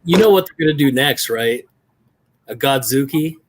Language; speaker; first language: English; native; English